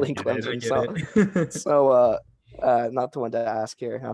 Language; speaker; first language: English; native; English